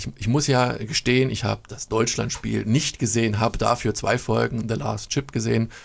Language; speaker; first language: German; native; German